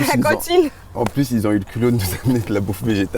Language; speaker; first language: French; native; French